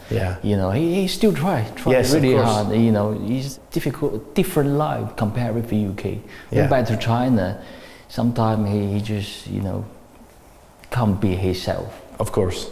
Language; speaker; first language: English; non-native, learner; Chinese